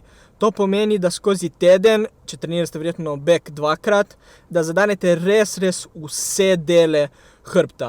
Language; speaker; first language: Slovenian; native; Slovenian